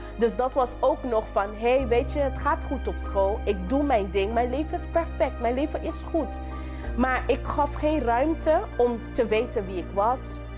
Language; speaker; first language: Dutch; non-native, local second language; English